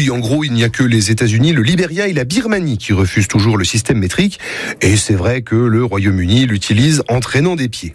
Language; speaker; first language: French; native; French